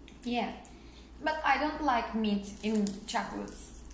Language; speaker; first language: English; non-native, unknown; Turkish